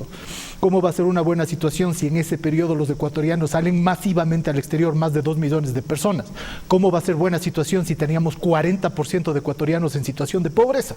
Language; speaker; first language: Spanish; native; Spanish